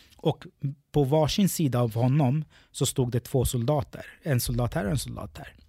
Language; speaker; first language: Swedish; early bilingual, other home language; Arabic